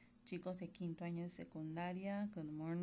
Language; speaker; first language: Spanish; native; Spanish